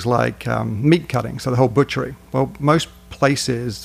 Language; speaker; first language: English; native; English